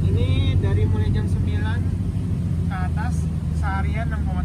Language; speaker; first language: Indonesian; native; Indonesian